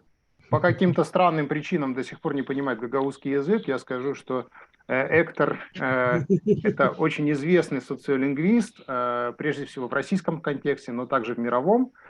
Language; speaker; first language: Russian; native; Russian